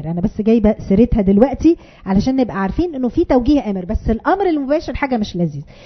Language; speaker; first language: Arabic; native; Arabic